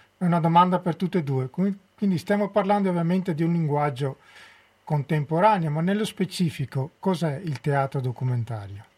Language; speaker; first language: Italian; native; Italian